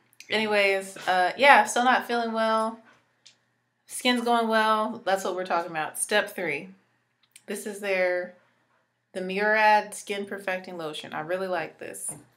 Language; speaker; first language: English; native; English